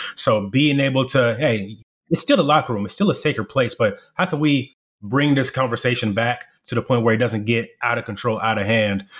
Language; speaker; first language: English; early bilingual, other home language; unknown